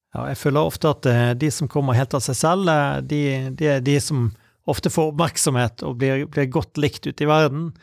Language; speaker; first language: Norwegian; native; Norwegian